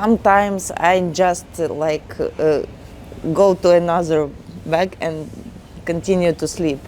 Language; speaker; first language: English; non-native, learner; Ukrainian